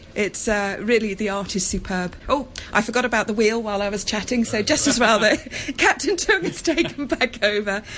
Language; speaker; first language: English; native; English